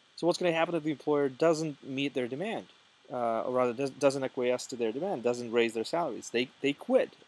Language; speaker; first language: English; non-native, fluent; Russian